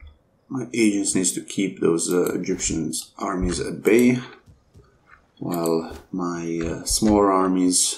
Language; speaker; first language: English; non-native, fluent; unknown